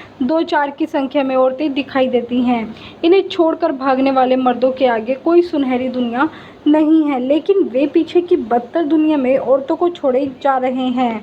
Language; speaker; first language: Hindi; native; Hindi